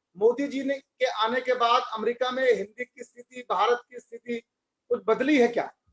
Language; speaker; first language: Hindi; native; Hindi